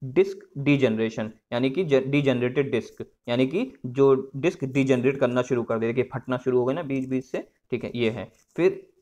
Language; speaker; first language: Hindi; native; Hindi